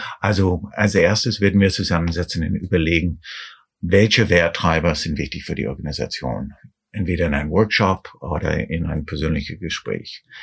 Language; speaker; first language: German; non-native, fluent; English